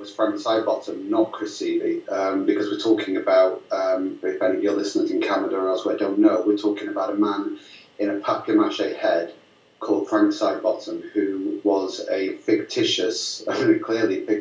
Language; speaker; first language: English; native; English